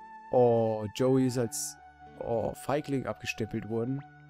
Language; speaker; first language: German; native; German